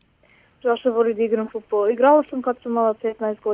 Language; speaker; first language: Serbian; early bilingual, heritage; Croatian